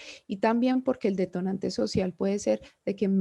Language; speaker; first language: Spanish; native; Spanish